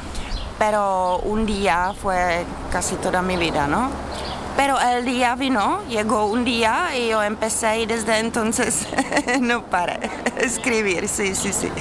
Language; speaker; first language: Spanish; non-native, fluent; Czech